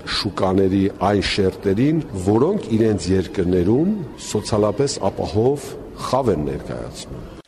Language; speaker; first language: Armenian; native; Armenian